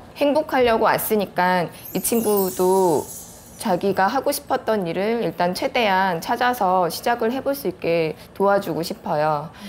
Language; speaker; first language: Korean; native; Korean